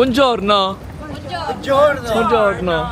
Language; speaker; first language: Italian; non-native, learner; Filipino